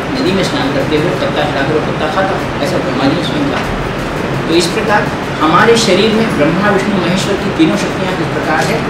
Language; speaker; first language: Hindi; native; Hindi